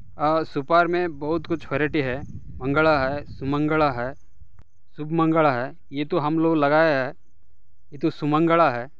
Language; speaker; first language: Hindi; non-native, local second language; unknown